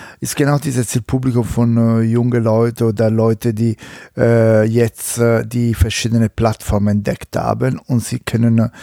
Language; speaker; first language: German; non-native, fluent; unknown